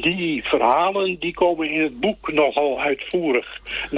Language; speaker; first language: Dutch; native; Dutch